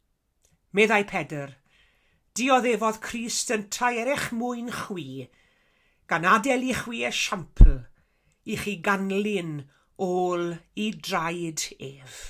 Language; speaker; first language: Welsh; native; Welsh